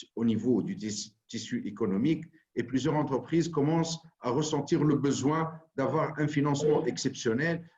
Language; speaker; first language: French; non-native, local second language; Arabic